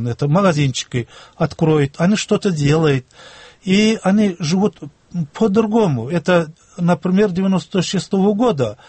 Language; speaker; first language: Russian; non-native, local second language; Turkmen